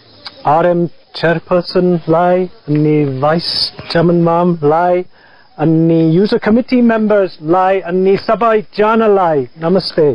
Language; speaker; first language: Nepali; non-native, learner; English